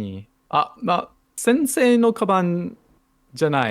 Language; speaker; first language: Japanese; non-native, learner; English